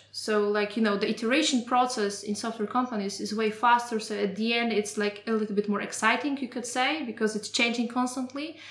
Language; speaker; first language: English; non-native, fluent; Polish